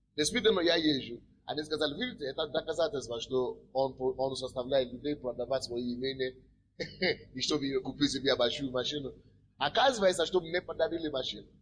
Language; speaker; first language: Russian; non-native, fluent; Yoruba